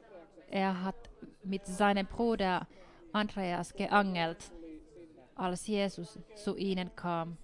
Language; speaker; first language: German; non-native, fluent; Finnish